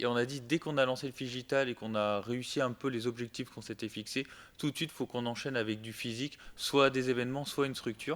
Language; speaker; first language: French; native; French